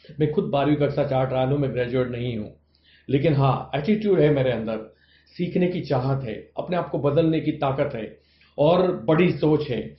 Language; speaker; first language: Hindi; non-native, local second language; Gujarati